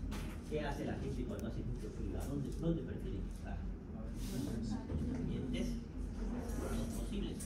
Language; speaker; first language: Spanish; native; Spanish